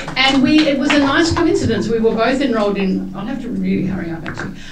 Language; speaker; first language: English; native; English